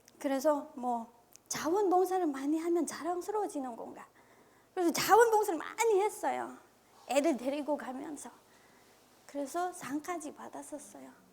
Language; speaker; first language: Korean; non-native, fluent; Filipino